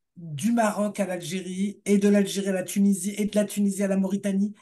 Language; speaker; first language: French; native; French